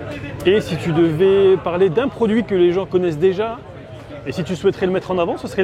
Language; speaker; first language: French; native; French